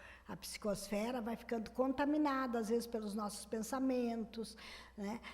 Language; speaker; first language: Portuguese; native; Portuguese